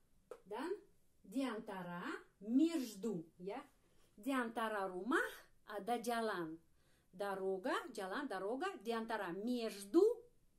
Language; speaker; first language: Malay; non-native, fluent; Russian